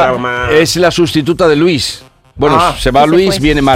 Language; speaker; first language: Spanish; native; Spanish